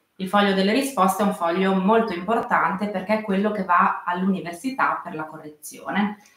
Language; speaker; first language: Italian; native; Italian